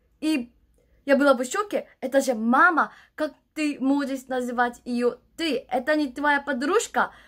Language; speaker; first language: Russian; non-native, learner; Korean